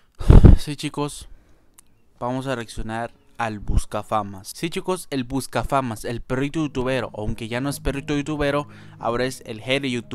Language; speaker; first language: Spanish; native; Spanish